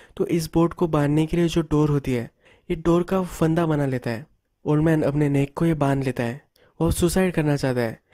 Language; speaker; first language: Hindi; native; Hindi